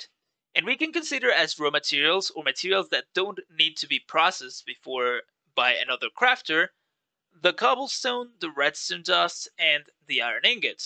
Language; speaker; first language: English; non-native, fluent; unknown